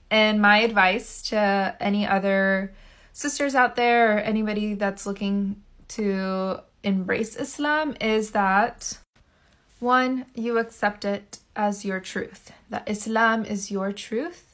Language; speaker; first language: English; native; English